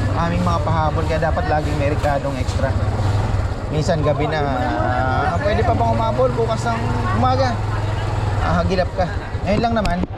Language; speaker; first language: Filipino; non-native, local second language; Bikol